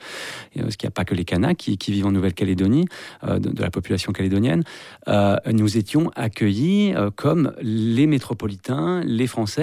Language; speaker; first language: French; native; French